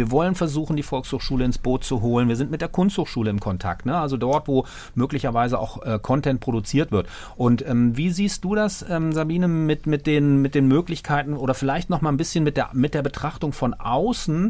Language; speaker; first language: German; native; German